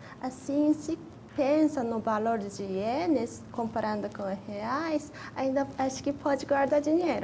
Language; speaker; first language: Portuguese; non-native, fluent; Japanese